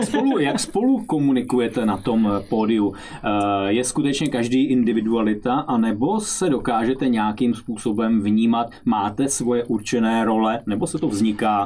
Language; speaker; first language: Czech; native; Czech